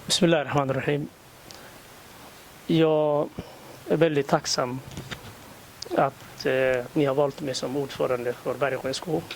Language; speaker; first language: Swedish; non-native, fluent; Somali